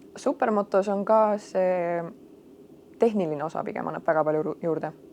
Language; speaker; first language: Estonian; non-native, local second language; Russian